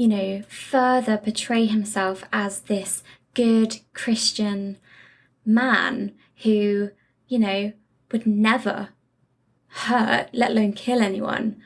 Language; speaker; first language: English; native; English